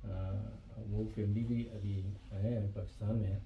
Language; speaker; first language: Hindi; non-native, fluent; Pashto